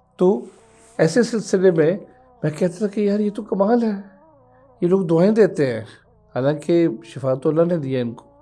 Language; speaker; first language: Urdu; native; Urdu